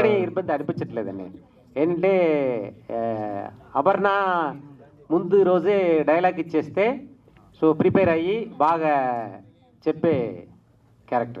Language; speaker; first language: Telugu; native; Telugu